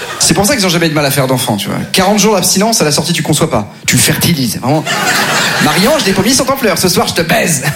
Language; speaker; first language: French; native; French